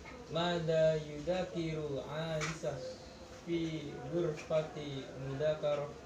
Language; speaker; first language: Arabic; non-native, learner; Indonesian